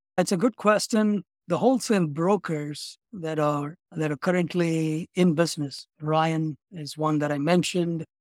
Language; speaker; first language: English; non-native, local second language; Tamil